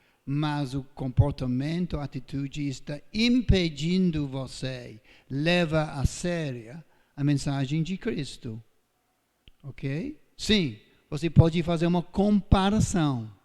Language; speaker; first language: Portuguese; non-native, fluent; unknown